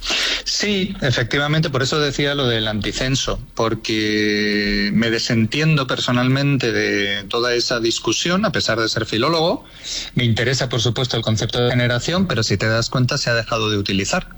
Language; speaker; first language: Spanish; native; Spanish